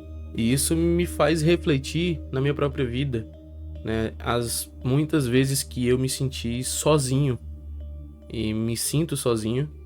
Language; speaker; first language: Portuguese; native; Portuguese